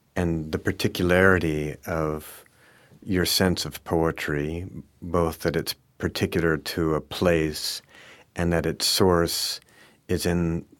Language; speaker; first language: English; native; English